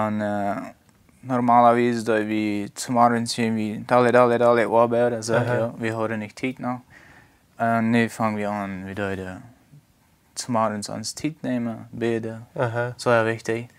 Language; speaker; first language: German; non-native, local second language; Plautdietsch